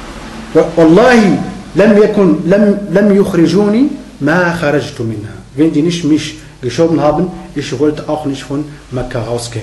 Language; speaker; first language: German; non-native, fluent; Arabic